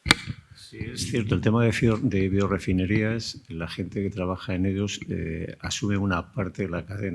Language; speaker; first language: Spanish; native; Spanish